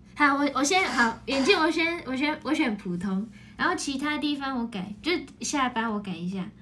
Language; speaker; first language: Chinese; non-native, fluent; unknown